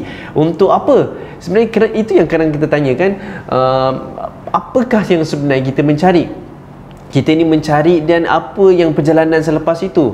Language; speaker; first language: Malay; native; Malay